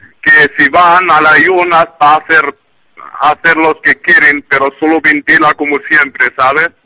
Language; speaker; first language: Spanish; non-native, learner; Arabic